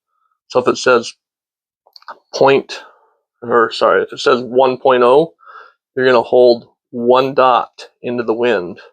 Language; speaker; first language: English; native; English